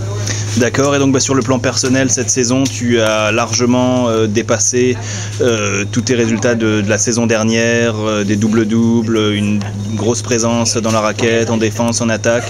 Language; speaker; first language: French; native; French